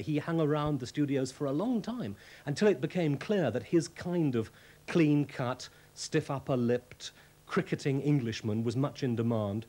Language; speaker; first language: English; native; English